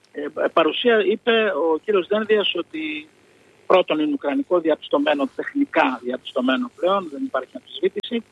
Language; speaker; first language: Greek; native; Greek